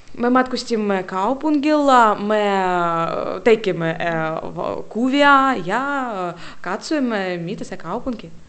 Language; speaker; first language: Finnish; non-native, learner; Russian